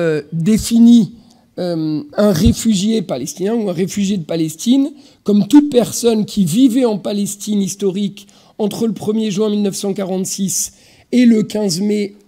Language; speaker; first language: French; native; French